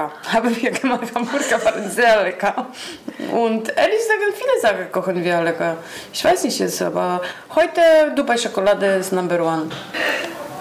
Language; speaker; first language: German; non-native, learner; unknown